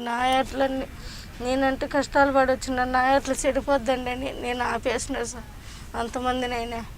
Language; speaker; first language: Telugu; native; Telugu